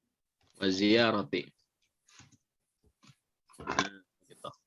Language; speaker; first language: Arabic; non-native, fluent; Indonesian